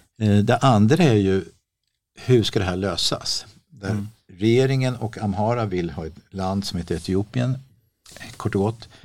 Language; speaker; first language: Swedish; native; Swedish